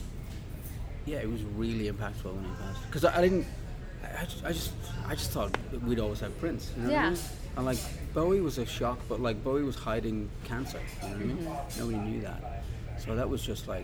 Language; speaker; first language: English; native; English